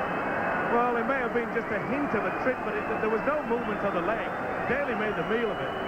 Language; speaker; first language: English; native; English